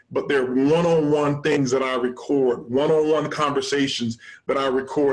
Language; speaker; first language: English; native; English